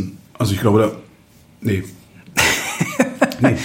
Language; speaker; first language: German; native; German